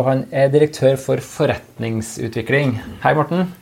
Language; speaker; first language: Norwegian; native; Norwegian